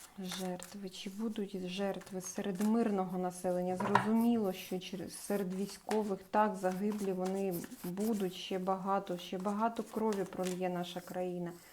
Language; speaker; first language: Ukrainian; non-native, local second language; Russian